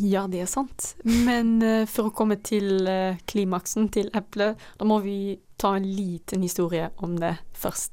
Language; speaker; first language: Norwegian; non-native, fluent; Dutch